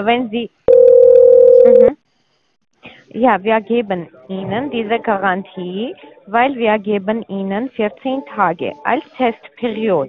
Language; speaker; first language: German; non-native, learner; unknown